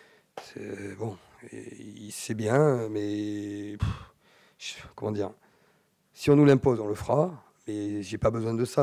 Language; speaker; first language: French; native; French